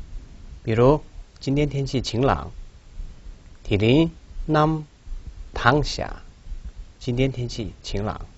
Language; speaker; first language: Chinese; non-native, local second language; Tibetan